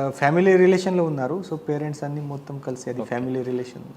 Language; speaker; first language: Telugu; non-native, learner; Marathi